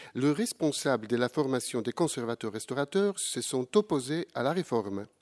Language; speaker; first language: French; non-native, fluent; Polish